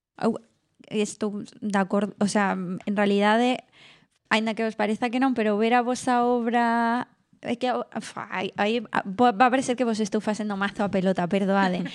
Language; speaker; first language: Galician; non-native, local second language; Spanish